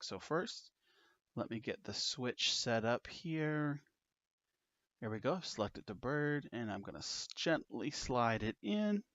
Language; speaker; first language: English; native; English